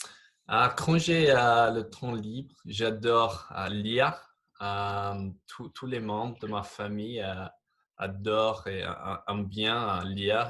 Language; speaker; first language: French; non-native, fluent; English